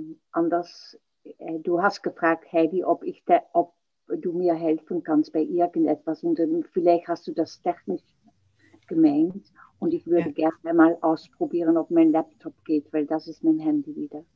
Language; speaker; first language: German; native; German